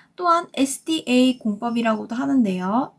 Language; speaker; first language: Korean; native; Korean